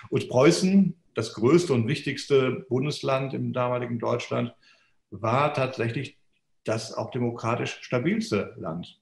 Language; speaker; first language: German; native; German